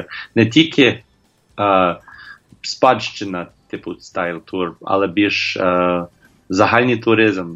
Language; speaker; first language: Ukrainian; non-native, learner; English